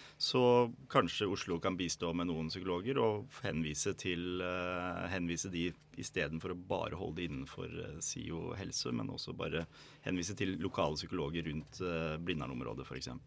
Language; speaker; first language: Norwegian; native; Norwegian